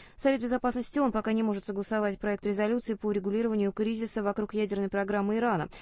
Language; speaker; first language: Russian; native; Russian